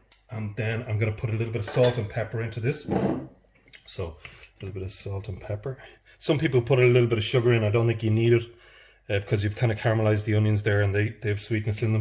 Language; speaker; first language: English; native; English